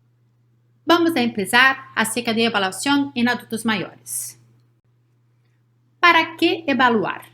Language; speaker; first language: Spanish; non-native, learner; Portuguese